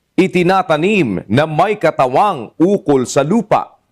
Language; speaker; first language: Filipino; native; Filipino